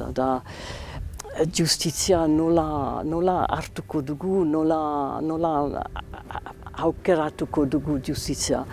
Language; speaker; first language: Basque; non-native, local second language; English